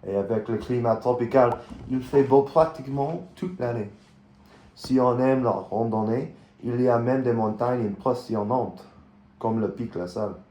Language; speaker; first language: French; non-native, learner; English